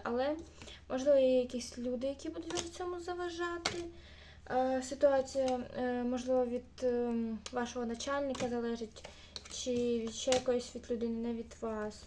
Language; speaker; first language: Ukrainian; native; Ukrainian